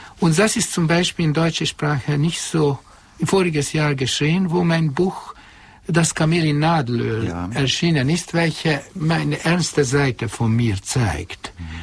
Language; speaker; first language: German; non-native, fluent; Hungarian